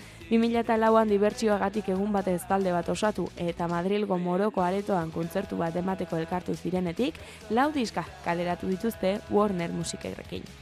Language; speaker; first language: Basque; native; Basque